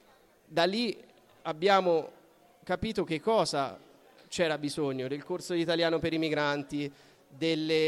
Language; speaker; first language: Italian; native; Italian